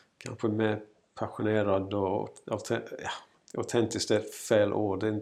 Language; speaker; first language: Swedish; non-native, fluent; English